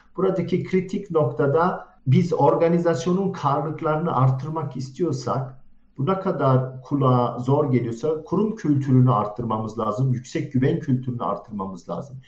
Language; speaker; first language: Turkish; early bilingual, heritage; Turkish